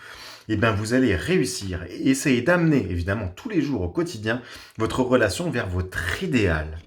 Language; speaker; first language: French; native; French